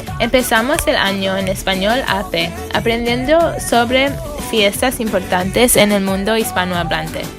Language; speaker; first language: Spanish; non-native, learner; English